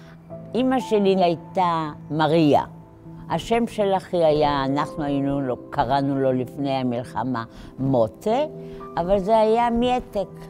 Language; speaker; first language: Hebrew; non-native, fluent; Polish